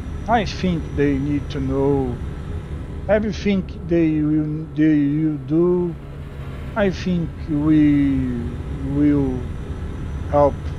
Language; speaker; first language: English; non-native, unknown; Portuguese